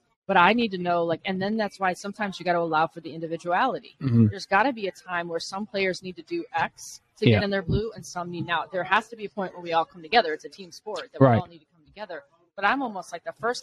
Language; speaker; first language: English; native; English